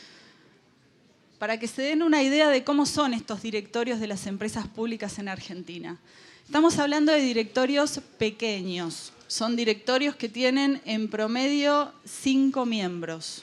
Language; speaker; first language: Spanish; native; Spanish